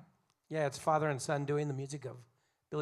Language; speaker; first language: English; native; English